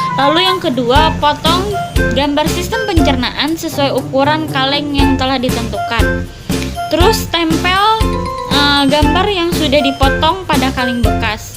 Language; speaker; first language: Indonesian; native; Indonesian